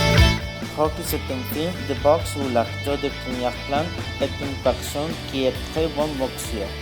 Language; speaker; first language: French; non-native, learner; Spanish